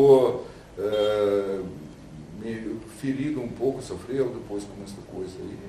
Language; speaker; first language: Portuguese; non-native, learner; Russian